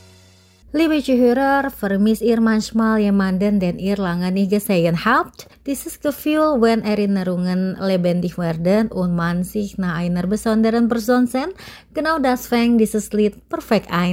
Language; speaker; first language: German; non-native, local second language; Indonesian